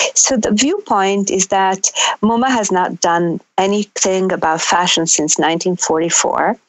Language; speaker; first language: English; non-native, fluent; Italian